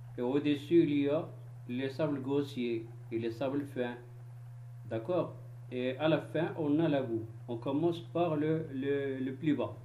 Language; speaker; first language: French; non-native, local second language; Arabic